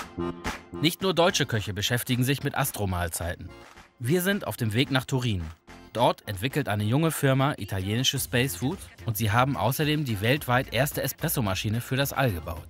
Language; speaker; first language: German; native; German